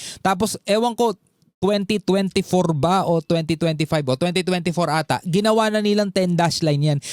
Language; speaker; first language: Filipino; native; Filipino